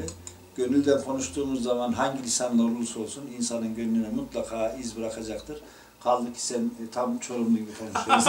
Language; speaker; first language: Turkish; native; Turkish